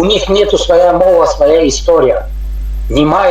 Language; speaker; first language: Ukrainian; non-native, learner; Tajik